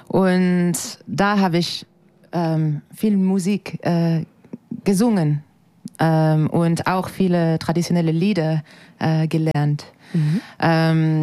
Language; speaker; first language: German; non-native, fluent; French